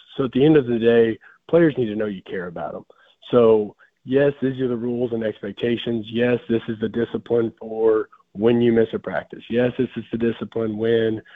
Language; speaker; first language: English; native; English